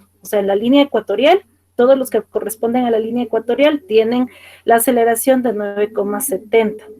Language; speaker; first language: Spanish; native; Spanish